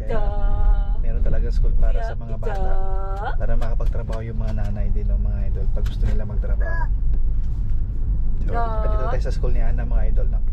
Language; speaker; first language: Filipino; native; Filipino